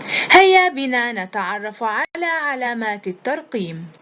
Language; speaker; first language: Arabic; native; Arabic